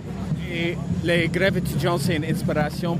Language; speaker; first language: French; non-native, learner; English